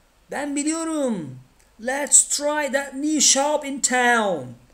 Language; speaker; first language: English; non-native, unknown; Turkish